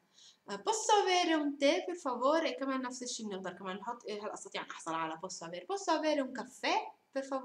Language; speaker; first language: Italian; non-native, fluent; Arabic